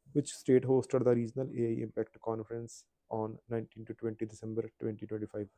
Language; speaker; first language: English; non-native, local second language; Punjabi